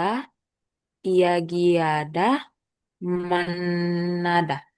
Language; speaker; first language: Korean; non-native, learner; Indonesian